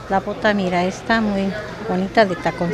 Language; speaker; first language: Spanish; native; Spanish